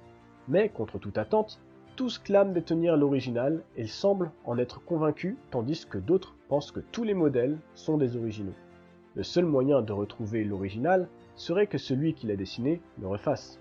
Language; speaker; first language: French; native; French